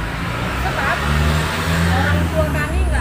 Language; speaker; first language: Indonesian; non-native, local second language; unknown